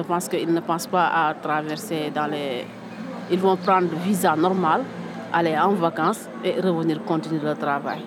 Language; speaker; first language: French; non-native, local second language; Fula